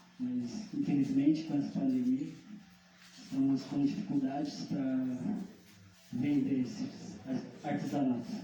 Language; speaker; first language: Portuguese; non-native, local second language; Guarani